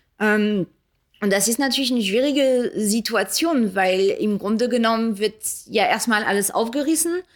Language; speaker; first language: German; early bilingual, other home language; French